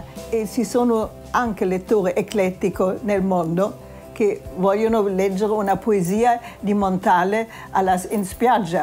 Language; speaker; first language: Italian; non-native, fluent; German